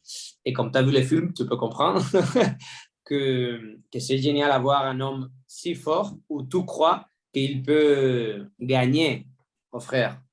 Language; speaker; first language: French; non-native, fluent; Spanish